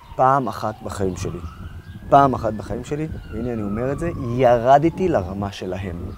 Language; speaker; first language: Hebrew; non-native, local second language; Arabic